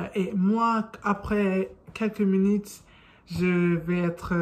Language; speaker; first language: French; non-native, learner; English